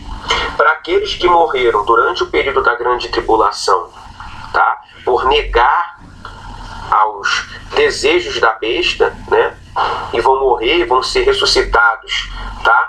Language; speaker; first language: Portuguese; native; Portuguese